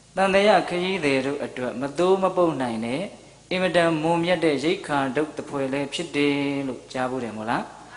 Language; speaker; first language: Burmese; native; Burmese